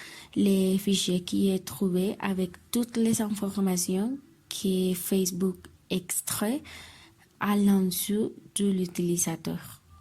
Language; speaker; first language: French; non-native, learner; Spanish